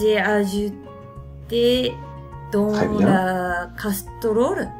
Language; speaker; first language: French; non-native, learner; Japanese